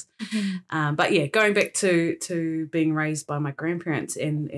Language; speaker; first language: English; native; English